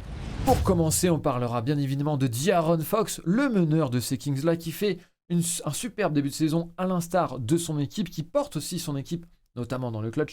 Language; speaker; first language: French; native; French